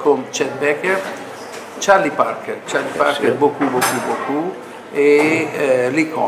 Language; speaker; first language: French; non-native, fluent; Italian